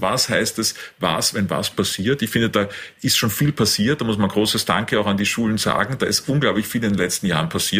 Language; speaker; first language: German; native; German